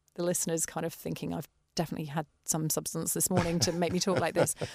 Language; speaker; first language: English; native; English